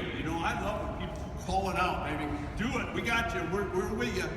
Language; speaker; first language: English; native; English